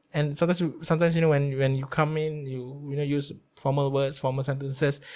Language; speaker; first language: English; non-native, local second language; Malay